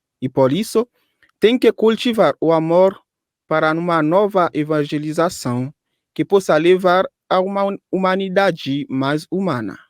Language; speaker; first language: Portuguese; non-native, fluent; Haitian Creole